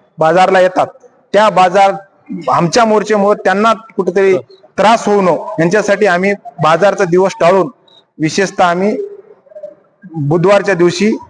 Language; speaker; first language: Marathi; non-native, local second language; Lambadi